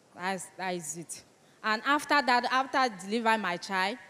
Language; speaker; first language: English; non-native, local second language; French